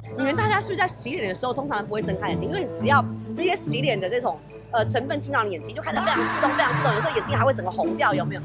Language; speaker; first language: Chinese; native; Chinese